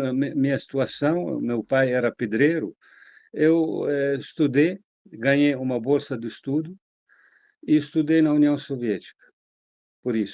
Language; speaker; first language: Portuguese; non-native, fluent; Arabic